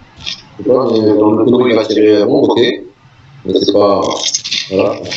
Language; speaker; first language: French; native; French